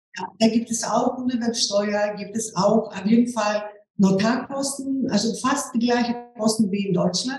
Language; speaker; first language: German; non-native, fluent; Greek